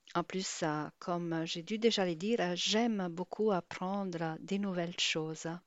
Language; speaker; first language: French; non-native, fluent; Italian